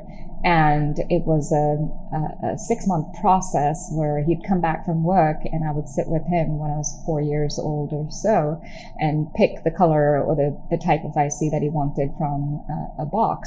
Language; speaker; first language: English; non-native, local second language; Tamil